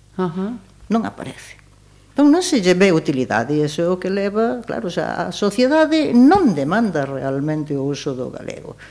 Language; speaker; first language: Galician; early bilingual, heritage; Galician